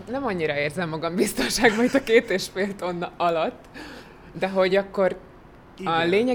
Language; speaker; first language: Hungarian; native; Hungarian